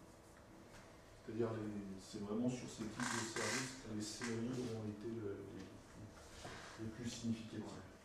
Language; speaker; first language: French; native; French